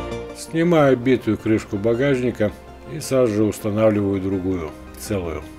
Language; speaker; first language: Russian; native; Russian